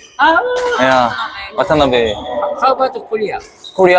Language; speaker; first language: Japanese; non-native, learner; Korean